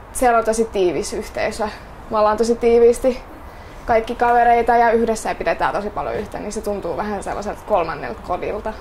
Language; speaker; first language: Finnish; early bilingual, other home language; Estonian